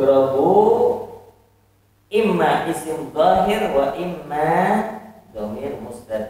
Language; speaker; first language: Arabic; non-native, learner; Indonesian